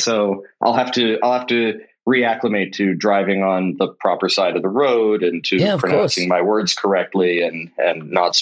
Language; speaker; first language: English; native; English